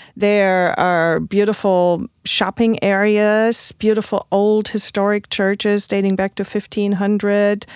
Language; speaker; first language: English; non-native, fluent; German